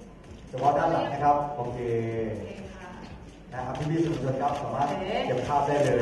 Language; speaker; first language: Thai; native; Thai